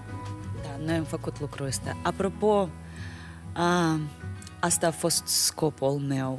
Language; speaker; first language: Romanian; non-native, local second language; Russian